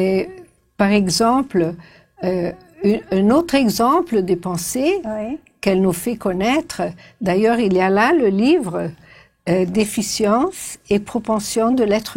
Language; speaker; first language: French; non-native, fluent; Portuguese